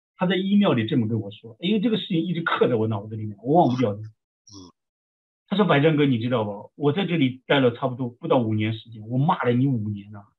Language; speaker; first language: Chinese; native; Chinese